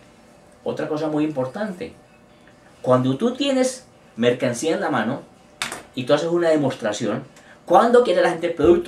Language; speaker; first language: Spanish; native; Spanish